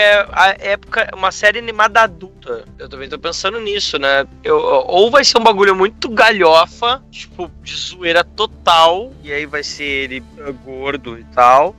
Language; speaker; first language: Portuguese; native; Portuguese